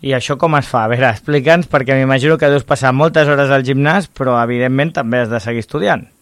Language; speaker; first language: Catalan; native; Catalan